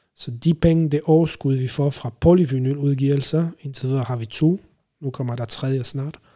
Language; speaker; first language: Danish; non-native, fluent; Polish